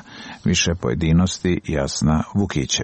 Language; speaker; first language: Serbian; native; Serbian